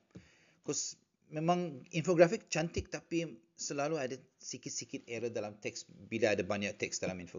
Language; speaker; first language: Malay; non-native, learner; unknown